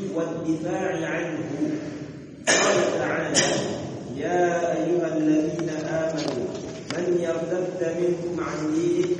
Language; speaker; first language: Arabic; non-native, fluent; Rundi